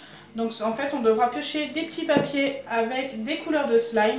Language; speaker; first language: French; native; French